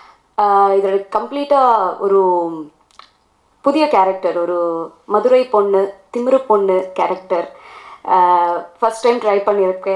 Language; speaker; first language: Tamil; non-native, learner; Kannada